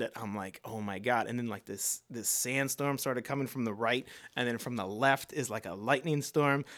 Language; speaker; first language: English; native; English